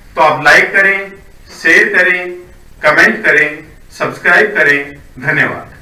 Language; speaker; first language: Hindi; native; Hindi